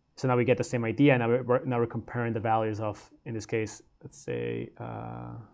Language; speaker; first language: English; native; English